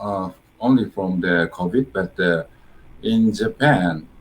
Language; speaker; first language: English; non-native, learner; Japanese